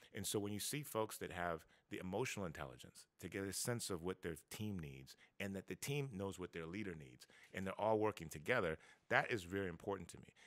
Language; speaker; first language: English; native; English